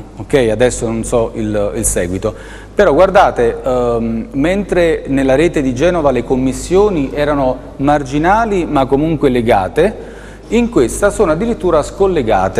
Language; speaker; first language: Italian; native; Italian